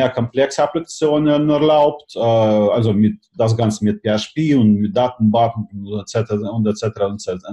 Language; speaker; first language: German; non-native, fluent; Russian